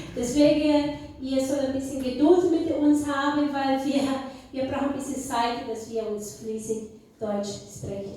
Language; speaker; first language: German; non-native, fluent; Portuguese